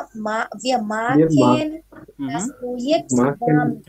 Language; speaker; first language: German; non-native, learner; Bangla